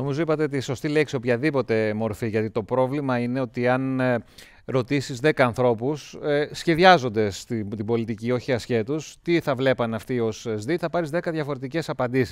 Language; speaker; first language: Greek; native; Greek